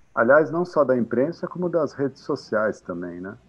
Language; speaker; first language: Portuguese; non-native, fluent; Arabic